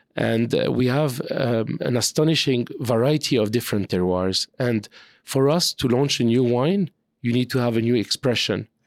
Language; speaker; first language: English; non-native, fluent; French